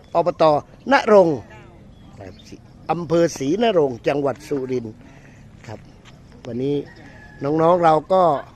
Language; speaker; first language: Thai; non-native, local second language; Northern Khmer